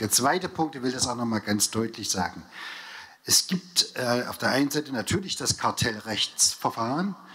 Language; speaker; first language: German; native; German